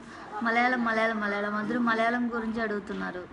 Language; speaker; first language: Telugu; non-native, local second language; Malayalam